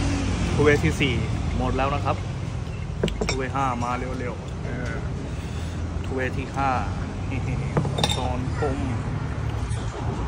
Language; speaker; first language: Thai; non-native, fluent; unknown